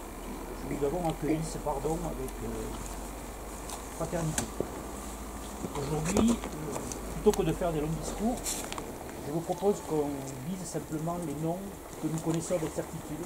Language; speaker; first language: French; native; French